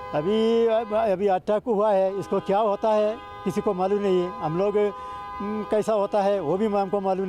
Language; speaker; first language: Hindi; non-native, local second language; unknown